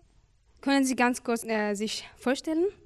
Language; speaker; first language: German; non-native, learner; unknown